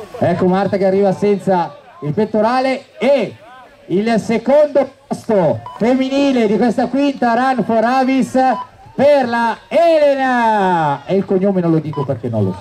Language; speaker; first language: Italian; native; Italian